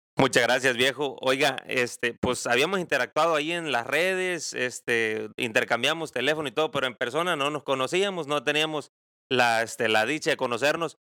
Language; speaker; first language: Spanish; native; Spanish